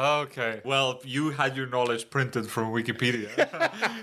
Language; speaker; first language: English; non-native, fluent; Macedonian